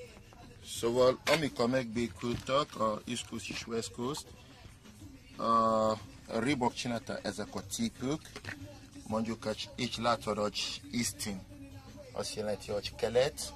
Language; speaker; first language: Hungarian; non-native, learner; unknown